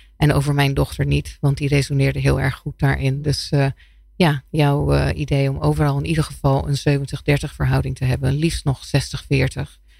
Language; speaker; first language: Dutch; non-native, fluent; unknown